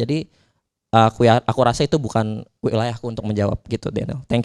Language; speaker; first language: Indonesian; native; Indonesian